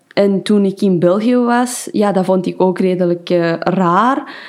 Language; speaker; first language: Dutch; non-native, fluent; Persian